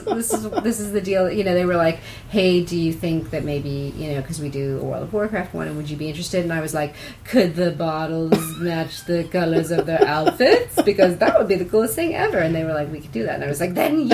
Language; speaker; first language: English; native; English